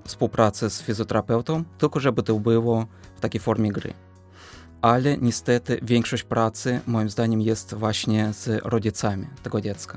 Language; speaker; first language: Polish; non-native, fluent; Russian